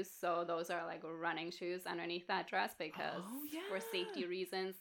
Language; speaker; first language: English; non-native, fluent; Russian